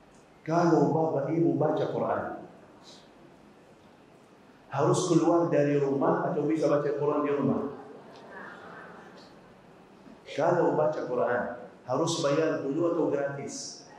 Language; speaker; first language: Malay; non-native, fluent; Arabic